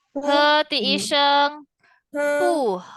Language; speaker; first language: Chinese; non-native, fluent; Indonesian